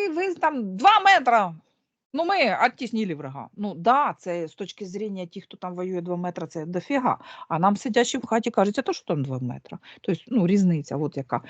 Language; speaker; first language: Ukrainian; non-native, local second language; Russian